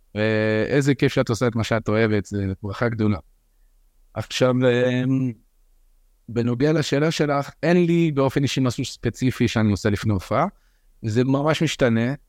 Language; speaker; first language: Hebrew; early bilingual, other home language; French